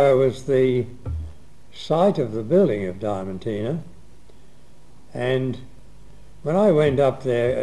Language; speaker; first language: English; native; English